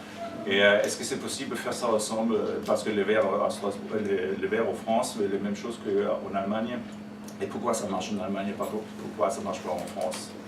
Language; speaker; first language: French; non-native, learner; German